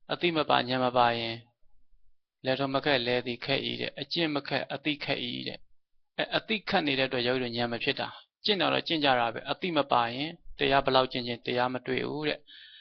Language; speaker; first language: Burmese; native; Burmese